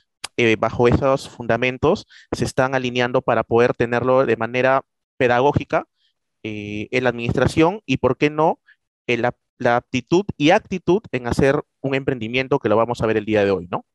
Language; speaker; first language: Spanish; native; Spanish